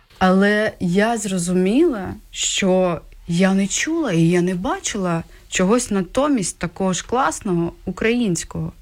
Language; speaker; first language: Ukrainian; native; Ukrainian